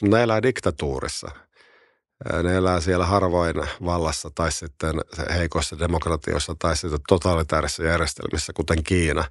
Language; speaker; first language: Finnish; native; Finnish